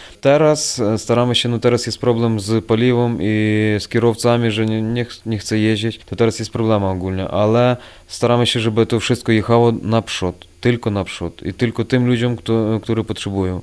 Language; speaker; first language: Polish; non-native, learner; Ukrainian